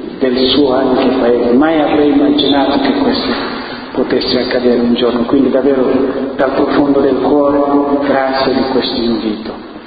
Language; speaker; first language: Italian; non-native, fluent; Upper Guinea Crioulo